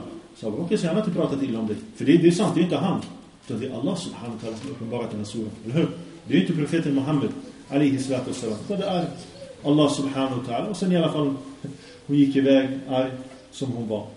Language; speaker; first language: Swedish; early bilingual, other home language; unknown